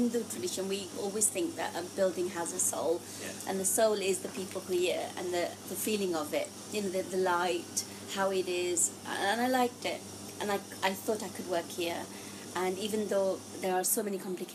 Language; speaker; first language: English; non-native, local second language; Gujarati